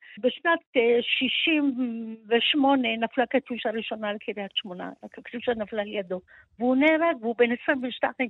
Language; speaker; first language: Hebrew; early bilingual, other home language; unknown